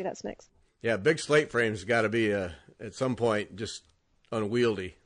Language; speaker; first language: English; native; English